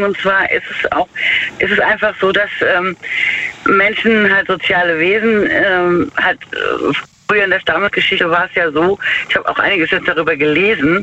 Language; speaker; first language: German; native; German